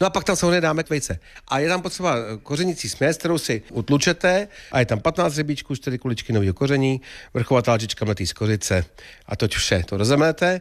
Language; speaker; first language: Czech; native; Czech